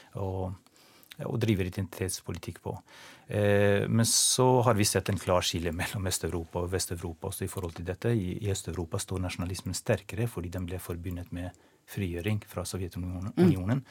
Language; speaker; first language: Norwegian; non-native, fluent; Albanian